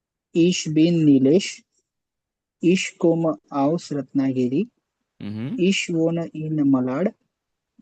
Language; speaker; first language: German; non-native, learner; Marathi